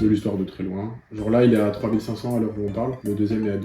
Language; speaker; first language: French; native; French